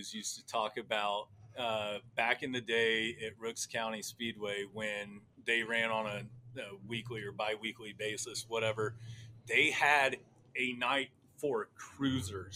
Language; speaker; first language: English; native; English